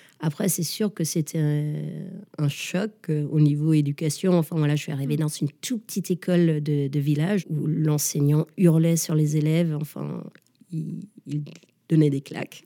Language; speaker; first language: French; early bilingual, other home language; Danish